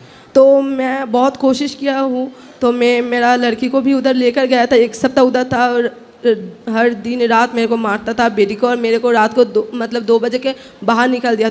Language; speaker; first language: Hindi; non-native, local second language; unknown